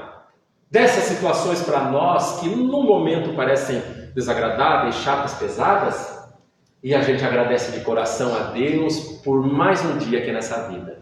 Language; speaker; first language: Portuguese; native; Portuguese